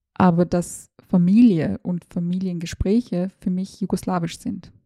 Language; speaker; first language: German; early bilingual, other home language; Serbian